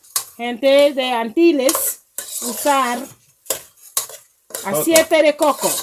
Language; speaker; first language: Spanish; non-native, learner; English